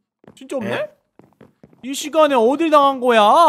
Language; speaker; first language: Korean; native; Korean